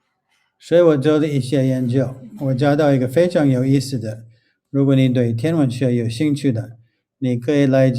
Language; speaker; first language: Chinese; non-native, fluent; English